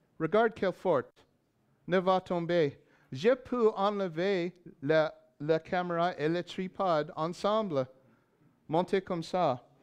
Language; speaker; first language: French; non-native, learner; English